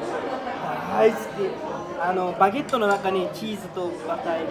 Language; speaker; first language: Japanese; non-native, fluent; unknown